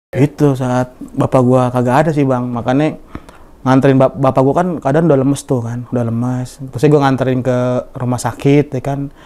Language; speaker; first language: Indonesian; native; Indonesian